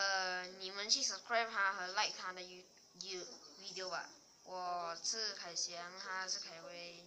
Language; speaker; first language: Chinese; early bilingual, heritage; Chinese